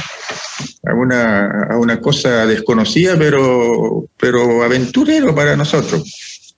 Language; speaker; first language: Spanish; early bilingual, other home language; Italian